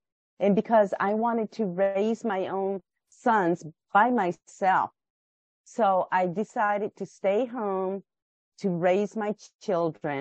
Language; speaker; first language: English; non-native, fluent; Japanese